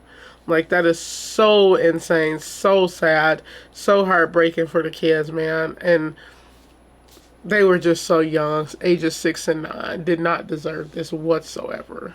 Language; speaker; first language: English; native; English